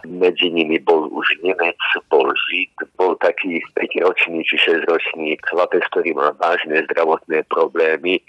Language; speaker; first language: Slovak; non-native, local second language; Hungarian